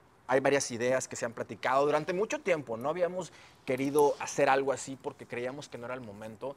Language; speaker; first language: Spanish; native; Spanish